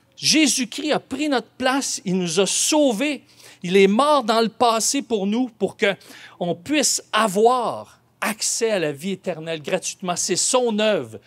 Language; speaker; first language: French; native; French